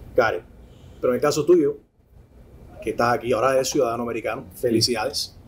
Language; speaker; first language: Spanish; native; Spanish